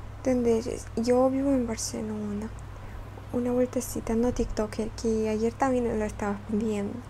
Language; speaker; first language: Spanish; non-native, fluent; Russian